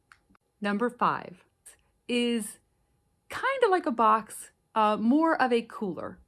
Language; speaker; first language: English; native; English